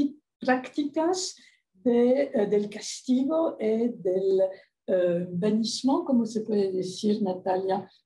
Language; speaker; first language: Spanish; non-native, fluent; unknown